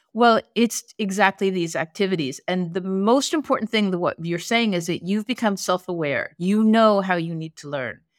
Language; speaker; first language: English; native; English